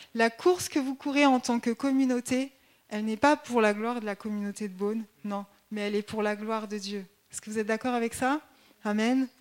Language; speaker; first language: French; native; French